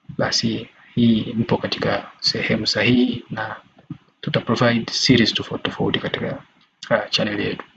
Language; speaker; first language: Swahili; native; Swahili